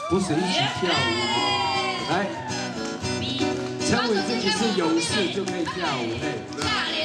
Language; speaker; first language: Chinese; non-native, local second language; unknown